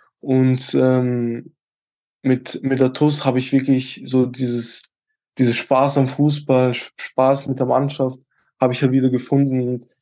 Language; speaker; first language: German; early bilingual, other home language; Albanian